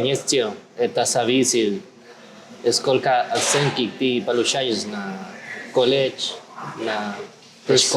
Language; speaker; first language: Russian; non-native, learner; Spanish